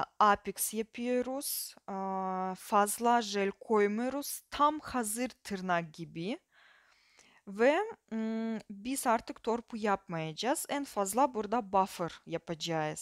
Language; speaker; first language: Turkish; non-native, fluent; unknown